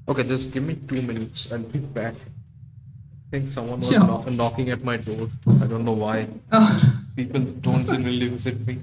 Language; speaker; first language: English; non-native, local second language; Bangla